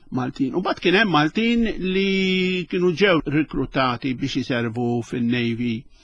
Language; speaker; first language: Maltese; early bilingual, other home language; Spanish